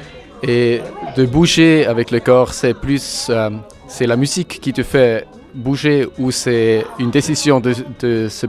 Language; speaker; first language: French; non-native, local second language; German